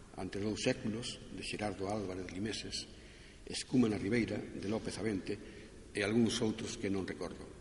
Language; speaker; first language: Galician; non-native, local second language; Spanish